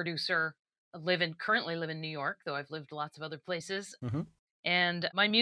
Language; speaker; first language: English; native; English